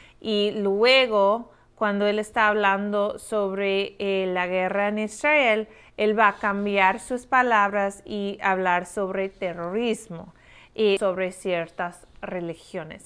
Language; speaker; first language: Spanish; non-native, fluent; English